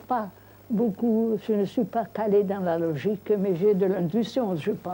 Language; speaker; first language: French; non-native, fluent; Italian